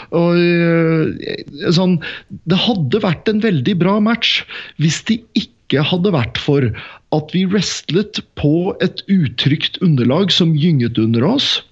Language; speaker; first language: Norwegian; native; Norwegian